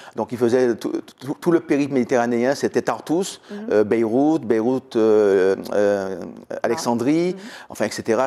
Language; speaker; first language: French; native; French